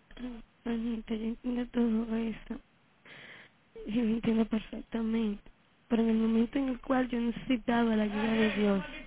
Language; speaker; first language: Spanish; native; Spanish